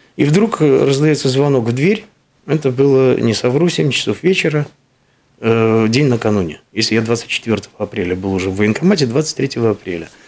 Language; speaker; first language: Russian; native; Russian